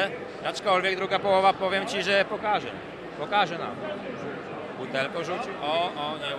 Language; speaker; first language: Polish; native; Polish